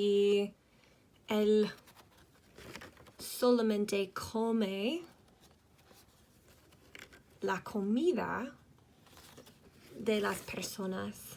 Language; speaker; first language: Spanish; non-native, fluent; English